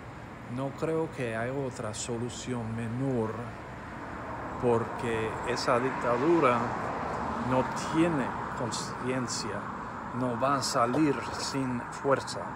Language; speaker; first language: Spanish; non-native, fluent; English